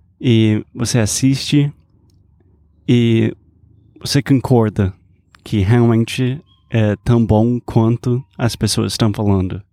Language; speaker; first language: Portuguese; non-native, fluent; English